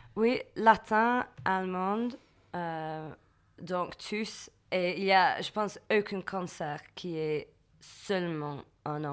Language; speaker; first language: French; non-native, learner; English